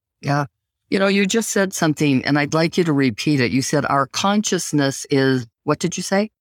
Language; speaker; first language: English; native; English